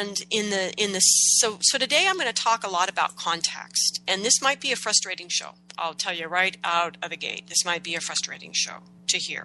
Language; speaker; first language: English; native; English